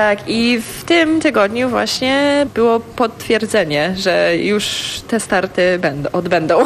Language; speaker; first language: Polish; non-native, fluent; English